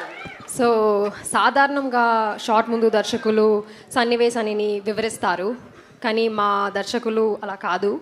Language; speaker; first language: Telugu; non-native, learner; English